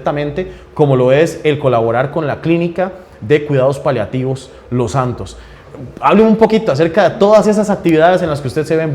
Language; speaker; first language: Spanish; native; Spanish